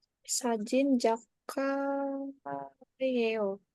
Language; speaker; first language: Korean; non-native, learner; Indonesian